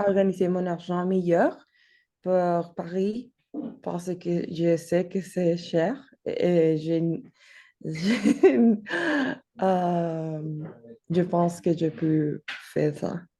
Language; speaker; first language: French; non-native, learner; Spanish